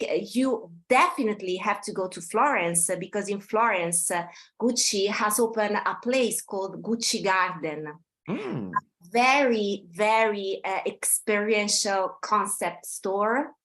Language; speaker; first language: English; non-native, fluent; Italian